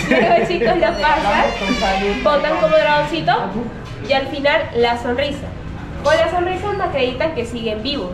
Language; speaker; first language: Spanish; native; Spanish